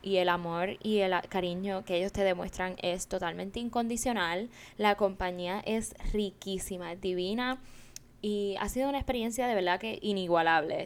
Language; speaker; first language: Spanish; early bilingual, heritage; Spanish